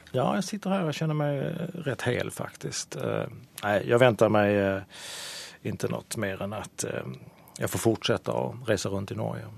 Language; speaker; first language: Swedish; native; Swedish